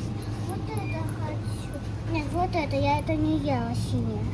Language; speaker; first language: Russian; early bilingual, other home language; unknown